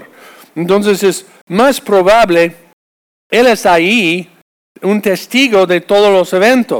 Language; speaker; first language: Spanish; non-native, fluent; English